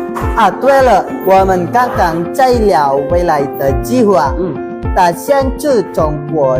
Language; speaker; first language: Chinese; non-native, learner; Indonesian